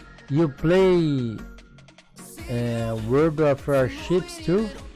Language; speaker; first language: English; non-native, learner; Portuguese